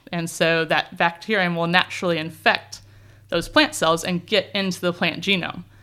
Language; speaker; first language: English; native; English